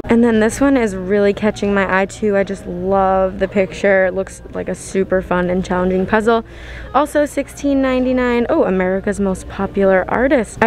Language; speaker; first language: English; native; English